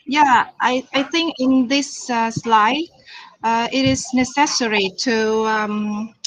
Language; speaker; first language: English; non-native, fluent; Vietnamese